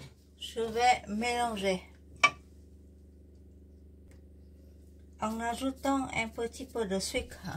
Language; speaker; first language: French; non-native, fluent; Vietnamese